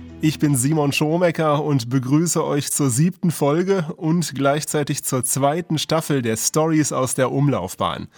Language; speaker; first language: German; native; German